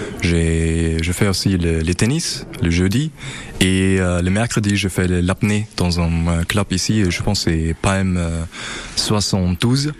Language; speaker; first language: French; non-native, learner; German